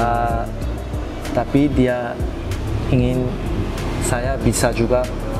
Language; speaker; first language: Indonesian; non-native, fluent; Korean